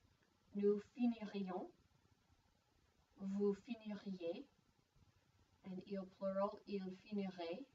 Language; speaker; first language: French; non-native, fluent; English